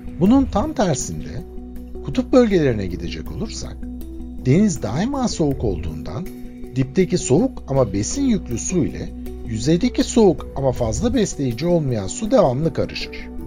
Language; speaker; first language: Turkish; native; Turkish